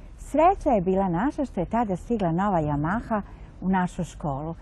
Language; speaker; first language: Serbian; native; Serbian